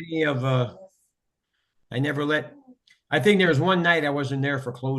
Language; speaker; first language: English; native; English